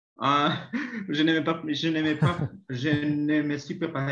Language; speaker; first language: French; non-native, learner; Spanish